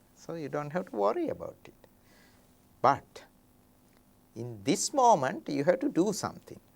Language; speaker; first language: English; non-native, local second language; Sinhala